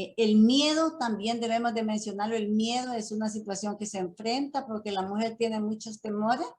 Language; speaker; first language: Spanish; native; Spanish